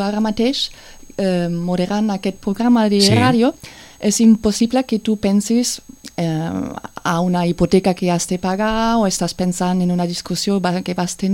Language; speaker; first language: Catalan; non-native, fluent; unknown